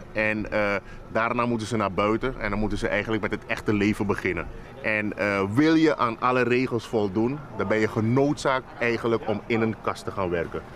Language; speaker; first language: Dutch; native; Dutch